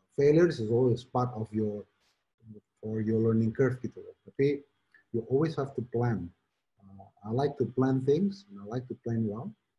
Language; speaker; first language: English; non-native, fluent; Indonesian